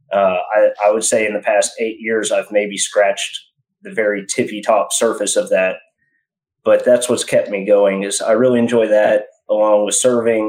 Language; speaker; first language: English; native; English